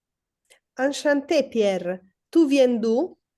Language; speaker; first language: French; non-native, learner; Polish